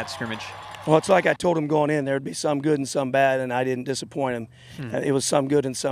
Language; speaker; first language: English; native; English